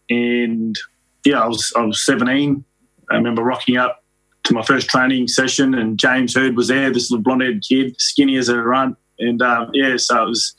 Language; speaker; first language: English; native; English